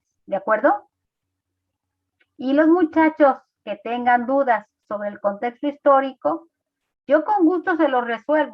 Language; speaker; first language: Spanish; native; Spanish